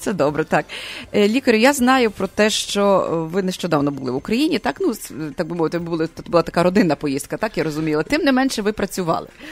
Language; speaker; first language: Ukrainian; native; Ukrainian